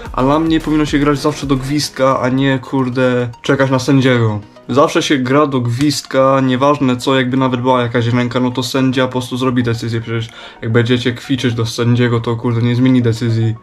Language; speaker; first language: Polish; early bilingual, heritage; Polish